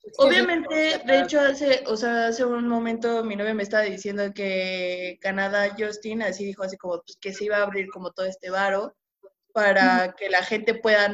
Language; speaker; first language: Spanish; native; Spanish